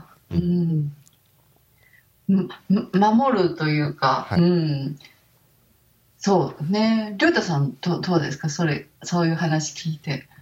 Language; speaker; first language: Japanese; native; Japanese